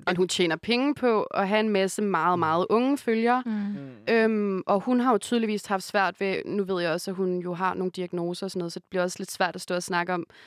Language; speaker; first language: Danish; native; Danish